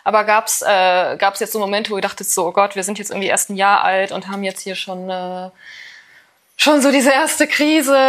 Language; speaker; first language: German; native; German